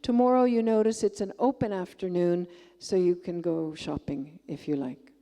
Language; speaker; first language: English; native; English